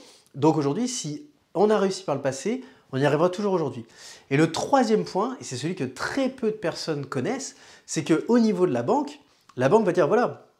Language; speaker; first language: French; native; French